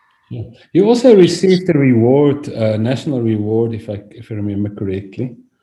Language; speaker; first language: English; non-native, local second language; Afrikaans